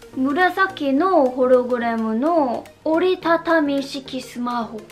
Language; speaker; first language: Japanese; non-native, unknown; Korean